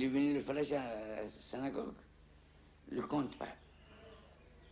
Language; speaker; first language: French; non-native, learner; Arabic